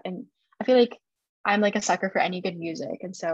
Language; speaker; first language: English; early bilingual, other home language; Chinese